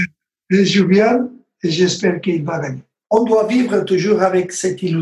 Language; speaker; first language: French; non-native, learner; Spanish